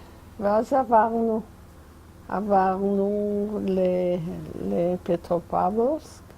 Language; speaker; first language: Hebrew; non-native, fluent; Yiddish